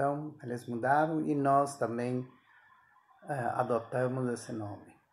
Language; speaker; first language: Portuguese; non-native, fluent; Persian